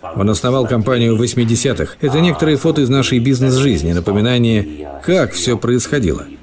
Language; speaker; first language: Russian; non-native, fluent; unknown